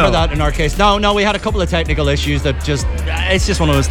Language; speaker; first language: English; native; English